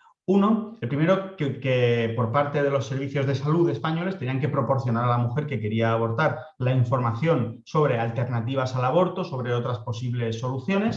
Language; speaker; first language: Spanish; native; Spanish